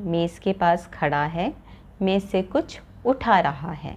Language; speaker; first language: Hindi; non-native, local second language; Malayalam